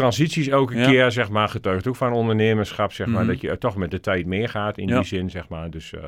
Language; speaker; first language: Dutch; native; Dutch